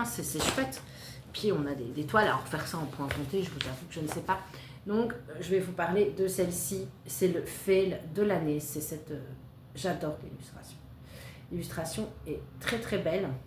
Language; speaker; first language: French; native; French